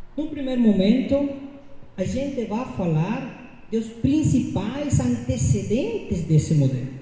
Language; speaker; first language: Portuguese; non-native, fluent; Spanish